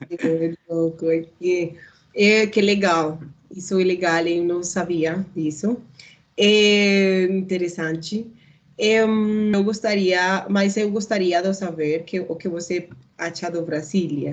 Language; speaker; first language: Portuguese; non-native, learner; Spanish